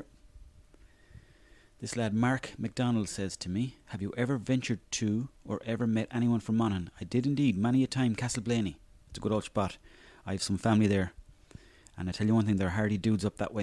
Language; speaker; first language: English; native; English